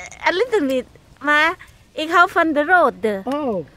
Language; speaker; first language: Dutch; non-native, learner; Thai